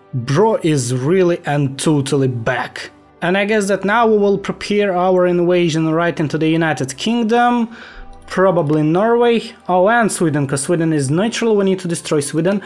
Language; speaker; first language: English; non-native, fluent; Ukrainian